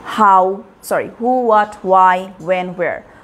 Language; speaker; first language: English; non-native, local second language; Bangla